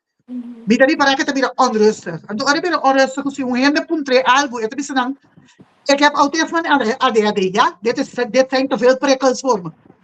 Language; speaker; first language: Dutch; non-native, local second language; Papiamento